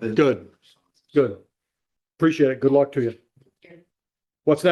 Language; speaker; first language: English; native; English